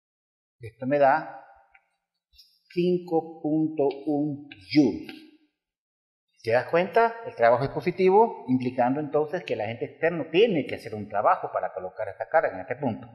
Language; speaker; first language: Spanish; native; Spanish